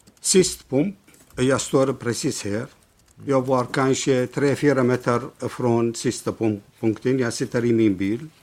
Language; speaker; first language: Swedish; non-native, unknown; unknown